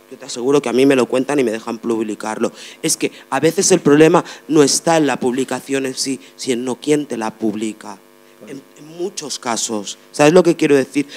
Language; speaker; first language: Spanish; non-native, fluent; Arabic